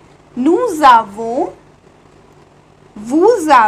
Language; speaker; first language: French; non-native, fluent; Hindi